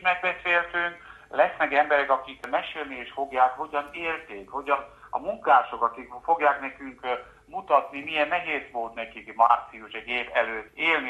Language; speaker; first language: Hungarian; non-native, fluent; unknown